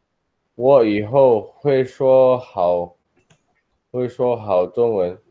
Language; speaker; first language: Chinese; non-native, learner; Indonesian